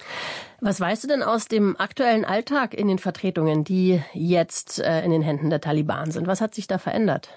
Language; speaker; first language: German; native; German